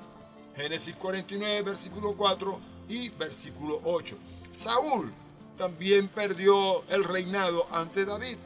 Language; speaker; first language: Spanish; native; Spanish